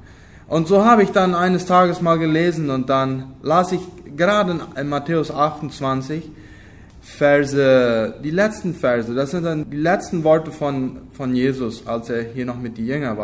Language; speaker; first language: German; non-native, local second language; Low German